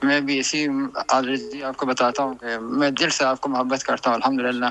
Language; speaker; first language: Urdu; non-native, learner; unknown